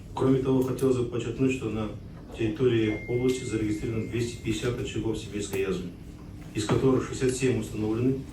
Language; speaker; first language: Russian; non-native, local second language; Kazakh